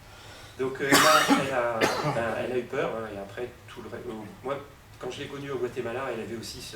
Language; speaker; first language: French; native; French